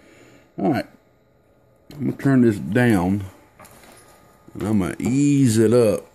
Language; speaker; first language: English; native; English